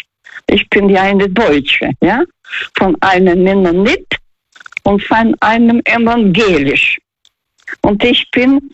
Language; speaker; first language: German; non-native, fluent; Russian